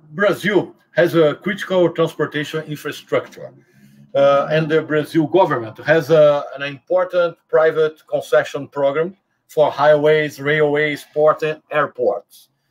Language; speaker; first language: English; non-native, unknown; Portuguese